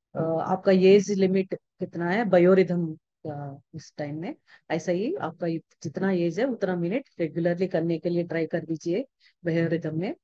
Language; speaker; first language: Hindi; non-native, local second language; Telugu